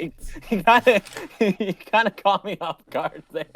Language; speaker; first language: English; native; English